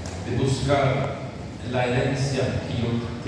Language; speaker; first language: Spanish; non-native, fluent; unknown